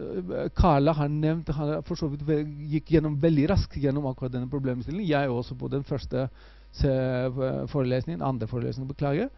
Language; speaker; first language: Norwegian; non-native, fluent; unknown